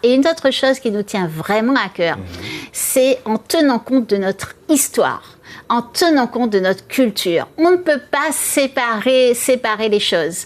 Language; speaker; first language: French; native; French